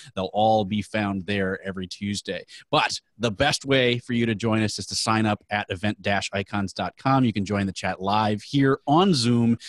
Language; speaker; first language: English; native; English